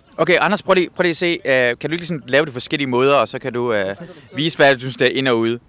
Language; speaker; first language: Danish; non-native, fluent; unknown